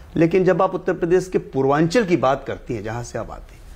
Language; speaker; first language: Hindi; native; Hindi